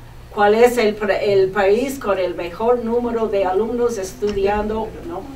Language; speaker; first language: Spanish; non-native, fluent; English